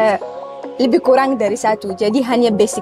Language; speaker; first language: Indonesian; non-native, learner; Arabic